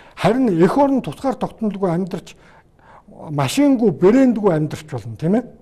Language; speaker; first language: Mongolian; native; Mongolian